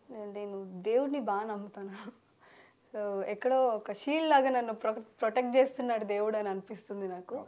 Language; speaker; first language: Telugu; early bilingual, heritage; Telugu